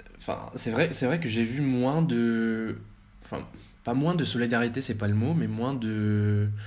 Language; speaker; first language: French; early bilingual, heritage; French